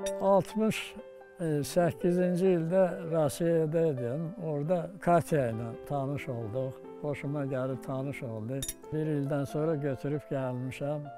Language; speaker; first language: Azerbaijani; non-native, local second language; Avaric